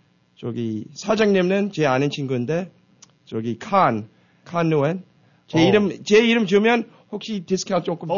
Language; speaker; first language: Korean; early bilingual, heritage; Korean